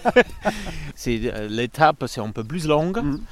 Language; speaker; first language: French; non-native, learner; German